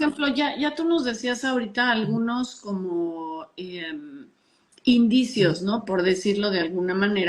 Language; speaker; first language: Spanish; native; Spanish